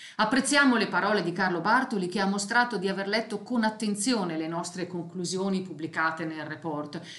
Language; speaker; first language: Italian; native; Italian